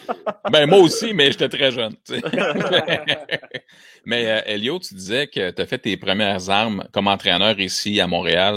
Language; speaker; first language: French; native; French